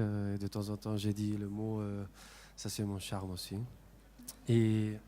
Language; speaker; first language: French; non-native, fluent; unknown